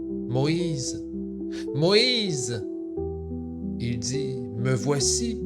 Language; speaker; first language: French; native; French